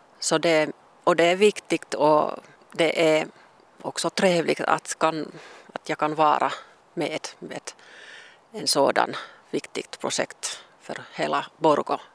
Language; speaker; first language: Swedish; non-native, local second language; Finnish